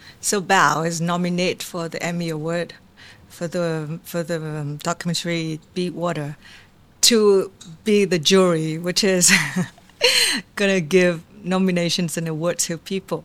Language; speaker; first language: English; non-native, fluent; Vietnamese